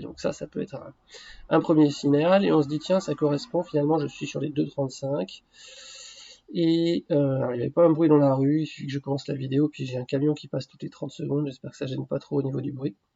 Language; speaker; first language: French; native; French